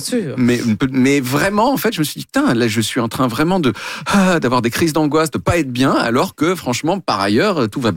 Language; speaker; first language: French; native; French